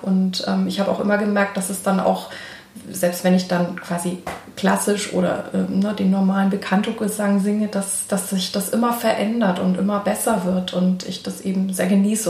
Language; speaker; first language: German; native; German